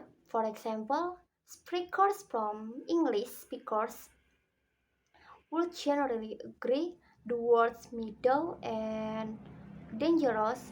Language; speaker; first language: English; non-native, learner; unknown